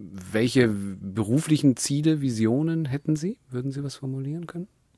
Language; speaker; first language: German; native; German